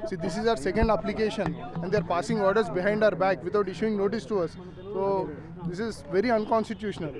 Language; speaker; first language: English; non-native, local second language; Telugu